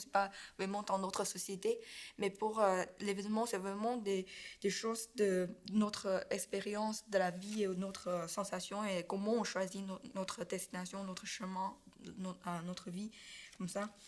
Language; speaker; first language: French; non-native, learner; Chinese